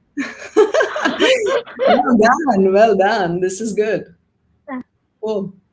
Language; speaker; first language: English; non-native, fluent; Czech